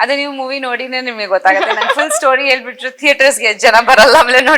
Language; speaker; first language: Kannada; non-native, fluent; Bangla